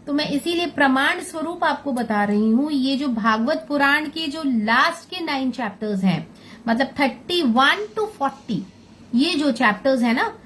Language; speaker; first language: Hindi; non-native, local second language; Bangla